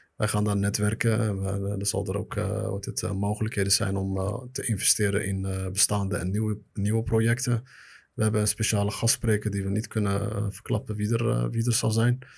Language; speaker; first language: Dutch; early bilingual, other home language; Arabic